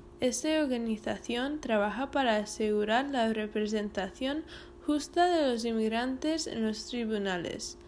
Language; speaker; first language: Spanish; non-native, learner; English